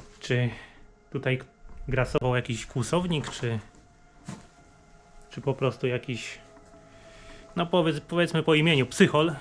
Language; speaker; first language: Polish; native; Polish